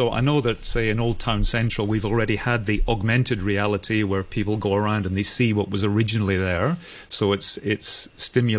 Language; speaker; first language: English; native; English